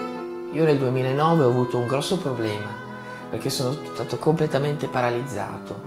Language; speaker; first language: Italian; native; Italian